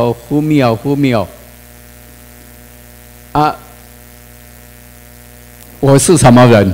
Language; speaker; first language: Chinese; non-native, local second language; Min Nan Chinese